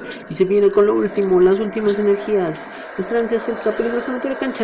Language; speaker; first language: Spanish; native; Spanish